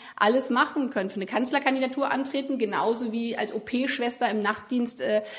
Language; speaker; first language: German; native; German